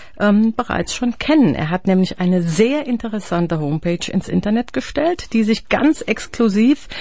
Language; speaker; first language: German; native; German